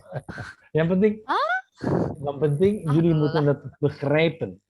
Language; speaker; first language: Dutch; non-native, fluent; Indonesian